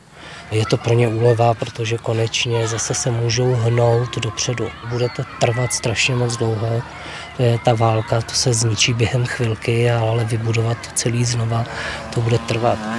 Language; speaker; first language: Czech; native; Czech